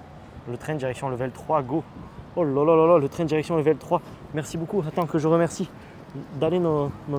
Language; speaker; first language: French; native; French